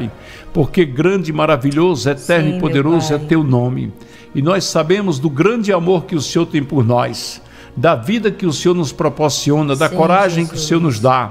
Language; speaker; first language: Portuguese; native; Portuguese